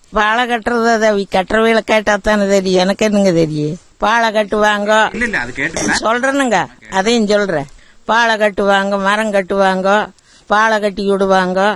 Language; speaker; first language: Tamil; native; Tamil